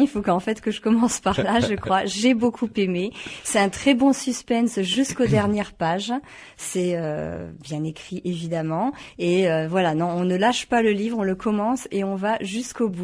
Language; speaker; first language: French; native; French